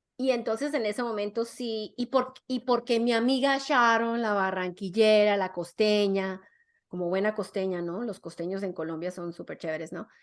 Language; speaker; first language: Spanish; early bilingual, other home language; English